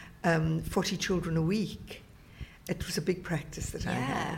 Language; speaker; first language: English; native; English